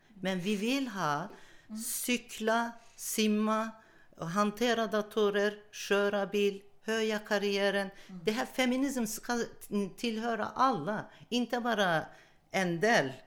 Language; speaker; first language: Swedish; non-native, learner; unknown